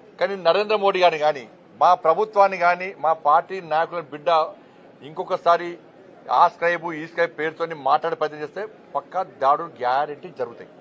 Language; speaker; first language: Telugu; native; Telugu